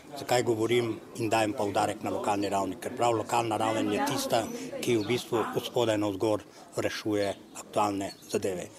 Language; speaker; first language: Slovenian; non-native, local second language; Romany